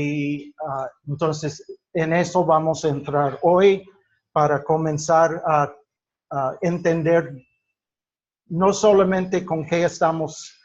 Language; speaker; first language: Spanish; non-native, fluent; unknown